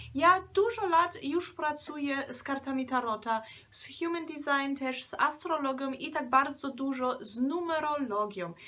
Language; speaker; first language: Polish; early bilingual, heritage; Polish